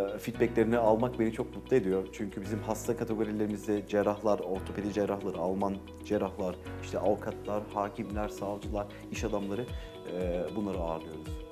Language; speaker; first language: Turkish; early bilingual, heritage; Turkish